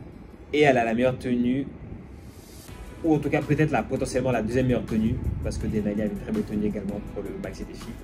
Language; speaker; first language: French; native; French